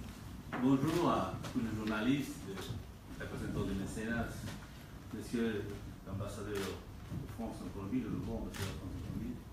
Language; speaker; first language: French; non-native, fluent; Spanish